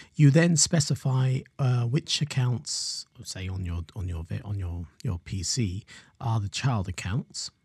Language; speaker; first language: English; native; English